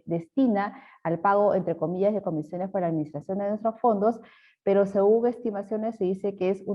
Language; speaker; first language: Spanish; native; Spanish